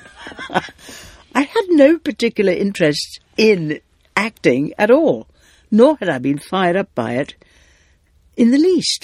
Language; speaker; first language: English; native; English